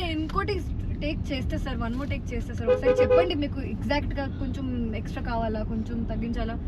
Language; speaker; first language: Telugu; non-native, fluent; Hindi